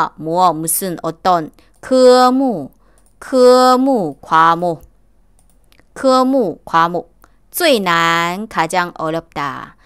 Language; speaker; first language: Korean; non-native, fluent; Chinese